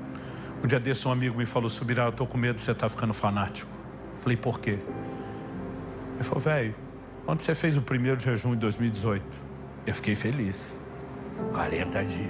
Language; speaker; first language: Portuguese; native; Portuguese